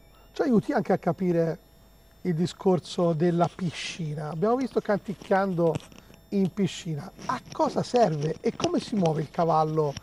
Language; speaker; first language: Italian; native; Italian